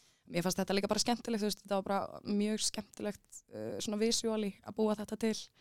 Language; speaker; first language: Icelandic; native; Icelandic